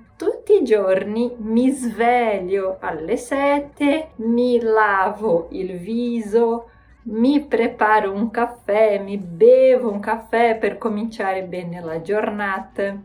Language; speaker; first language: Italian; non-native, fluent; Portuguese